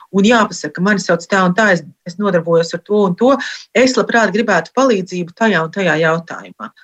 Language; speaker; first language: Latvian; native; Latvian